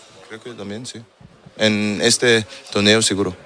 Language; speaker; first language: Spanish; non-native, learner; German